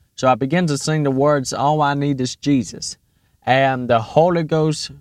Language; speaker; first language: English; native; English